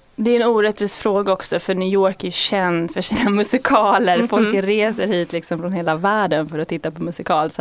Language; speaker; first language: Swedish; native; Swedish